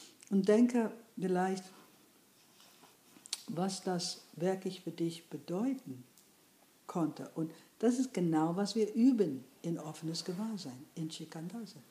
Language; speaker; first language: German; non-native, fluent; English